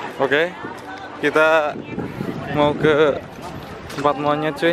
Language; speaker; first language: Indonesian; native; Indonesian